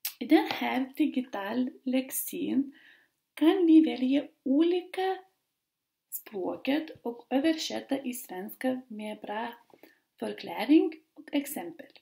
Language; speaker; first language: Swedish; non-native, learner; Lithuanian